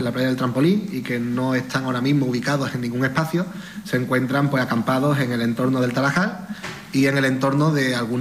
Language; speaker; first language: Spanish; native; Spanish